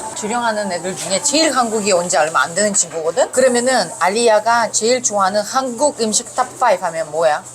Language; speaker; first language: Korean; non-native, fluent; Uzbek